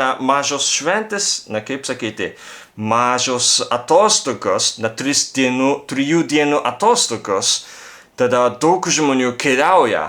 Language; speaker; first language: Lithuanian; non-native, fluent; Japanese